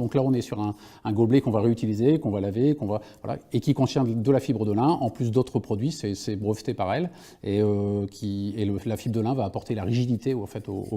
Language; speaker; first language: French; native; French